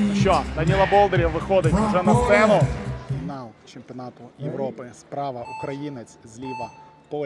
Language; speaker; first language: Ukrainian; native; Ukrainian